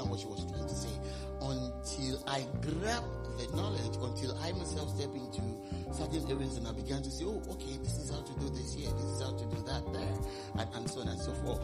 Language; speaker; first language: English; non-native, local second language; Yoruba